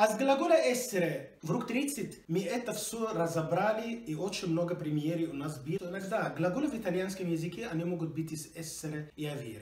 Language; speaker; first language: Russian; non-native, fluent; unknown